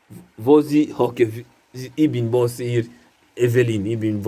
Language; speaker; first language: German; non-native, learner; Lingala